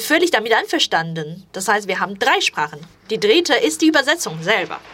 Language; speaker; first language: German; non-native, fluent; Chinese